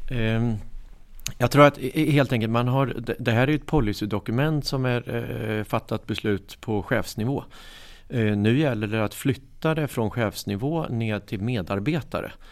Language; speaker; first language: Swedish; native; Swedish